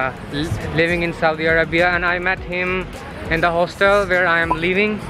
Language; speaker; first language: English; non-native, local second language; Hindi